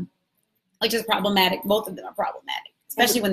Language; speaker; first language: English; native; English